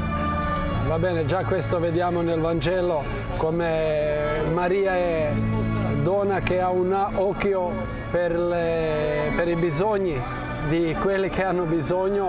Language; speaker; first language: Italian; non-native, fluent; Croatian